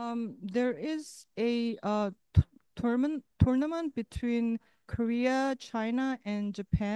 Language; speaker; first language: English; non-native, fluent; Korean